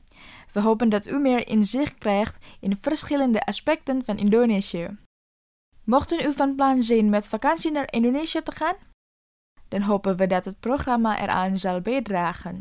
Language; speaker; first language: Dutch; non-native, fluent; Indonesian